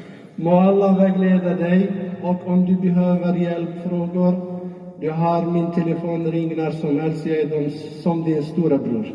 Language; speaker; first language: Swedish; non-native, fluent; Arabic